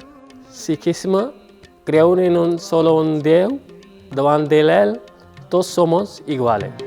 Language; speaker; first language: Catalan; non-native, learner; Punjabi